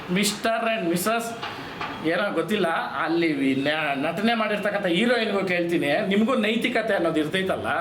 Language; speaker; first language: Kannada; native; Kannada